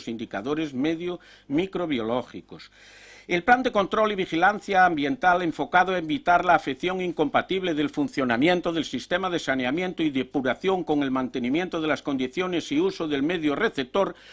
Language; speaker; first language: Spanish; non-native, local second language; Galician